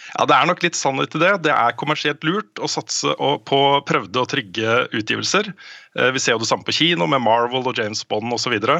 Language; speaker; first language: Norwegian; native; Norwegian